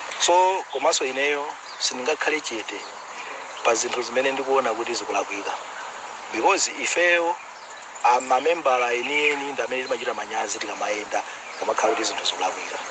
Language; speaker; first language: Nyanja; native; Nyanja